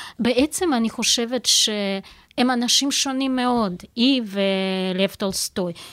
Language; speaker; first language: Hebrew; non-native, fluent; Russian